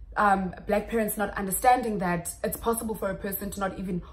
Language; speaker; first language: English; non-native, local second language; Xhosa